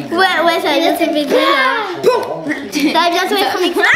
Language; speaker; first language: French; native; French